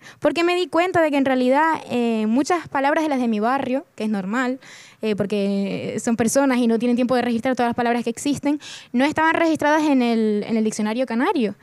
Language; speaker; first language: Spanish; native; Spanish